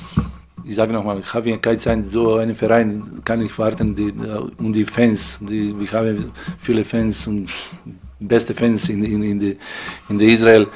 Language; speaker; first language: German; non-native, fluent; Serbian